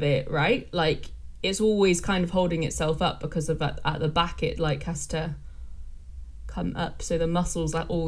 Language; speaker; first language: English; native; English